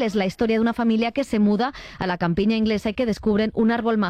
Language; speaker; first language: Spanish; native; Spanish